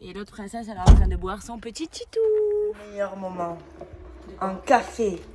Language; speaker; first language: French; native; French